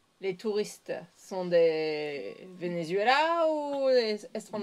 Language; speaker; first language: Spanish; non-native, learner; French